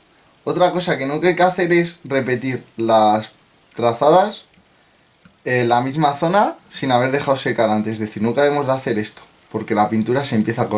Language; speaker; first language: Spanish; native; Spanish